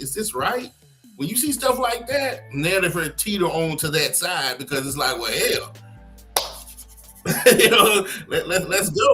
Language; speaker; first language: English; native; English